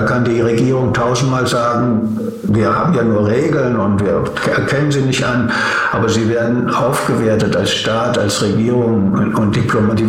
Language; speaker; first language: German; native; German